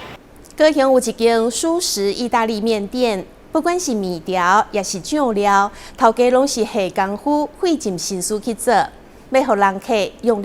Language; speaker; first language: Chinese; native; Chinese